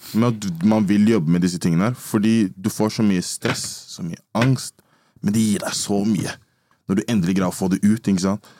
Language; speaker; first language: Norwegian; early bilingual, other home language; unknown